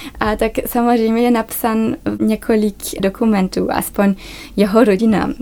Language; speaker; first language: Czech; early bilingual, other home language; German